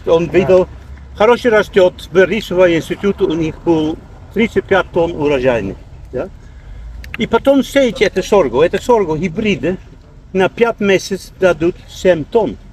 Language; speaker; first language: Russian; non-native, learner; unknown